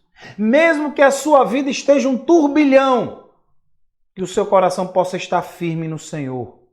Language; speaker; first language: Portuguese; native; Portuguese